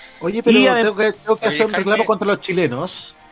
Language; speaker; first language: Spanish; native; Spanish